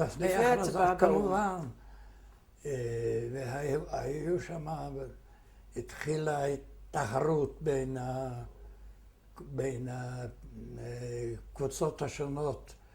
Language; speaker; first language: Hebrew; non-native, fluent; Yiddish